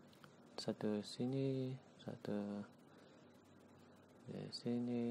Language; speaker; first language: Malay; non-native, learner; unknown